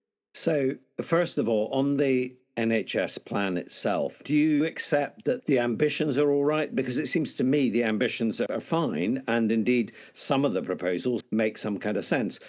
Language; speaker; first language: English; native; English